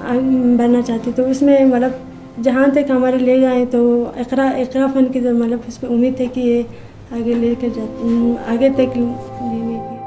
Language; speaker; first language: Hindi; non-native, local second language; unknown